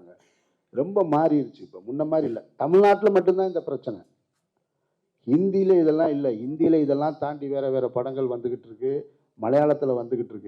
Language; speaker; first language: Tamil; native; Tamil